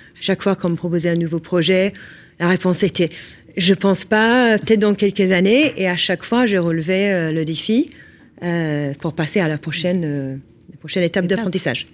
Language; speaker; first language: French; non-native, fluent; English